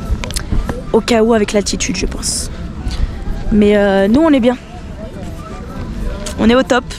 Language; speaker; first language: French; native; French